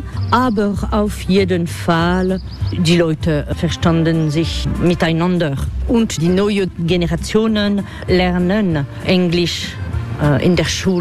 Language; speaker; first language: German; non-native, fluent; French